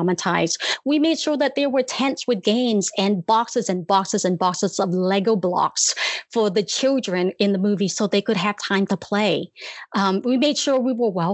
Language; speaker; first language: English; early bilingual, other home language; Khmer